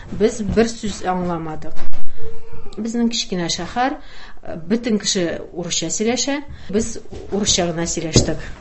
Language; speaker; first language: Tatar; non-native, fluent; Russian